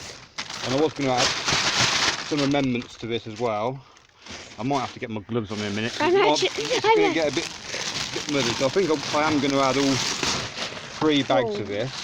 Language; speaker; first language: English; native; English